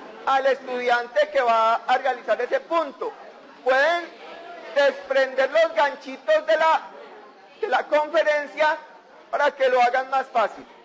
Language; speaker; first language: Spanish; native; Spanish